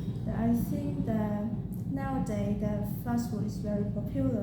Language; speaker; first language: English; non-native, learner; Vietnamese